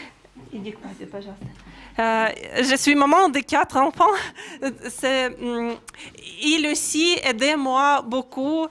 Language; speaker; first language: French; non-native, learner; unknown